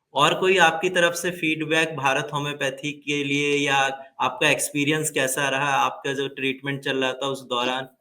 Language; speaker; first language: Hindi; native; Hindi